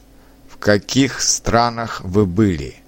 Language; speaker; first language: Russian; non-native, learner; Czech